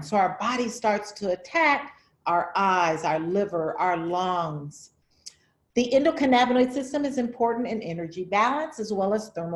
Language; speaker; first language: English; native; English